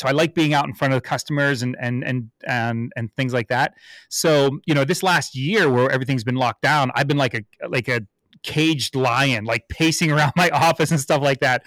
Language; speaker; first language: English; native; English